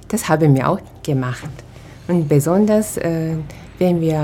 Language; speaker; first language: German; non-native, fluent; Japanese